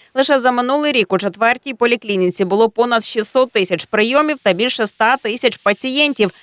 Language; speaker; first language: Ukrainian; native; Ukrainian